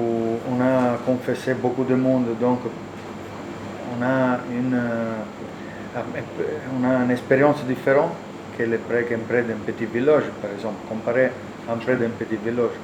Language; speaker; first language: French; non-native, learner; Italian